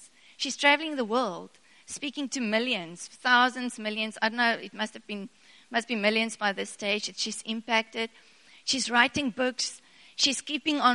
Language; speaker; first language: English; non-native, local second language; Afrikaans